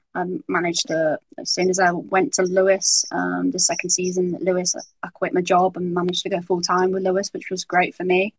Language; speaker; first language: English; native; English